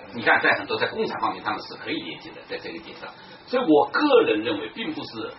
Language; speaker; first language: Chinese; native; Chinese